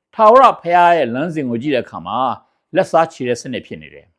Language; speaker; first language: Burmese; native; Burmese